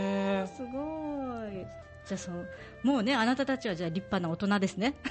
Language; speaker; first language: Japanese; native; Japanese